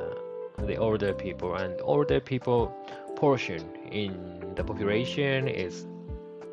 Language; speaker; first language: English; non-native, learner; Japanese